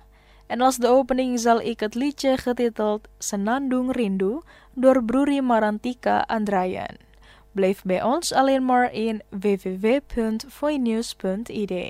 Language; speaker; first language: Dutch; non-native, fluent; Indonesian